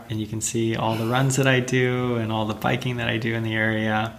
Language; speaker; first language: English; native; English